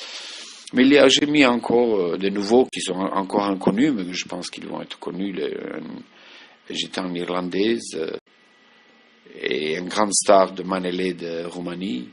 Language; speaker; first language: French; non-native, fluent; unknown